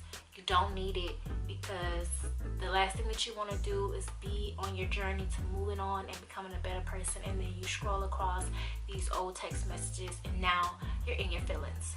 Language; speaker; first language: English; native; English